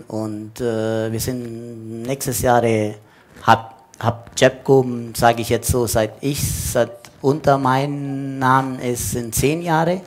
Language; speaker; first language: German; non-native, fluent; Italian